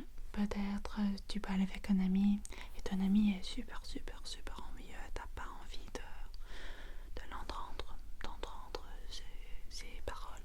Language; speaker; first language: French; non-native, fluent; English